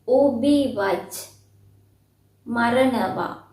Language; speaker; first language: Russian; non-native, fluent; Sinhala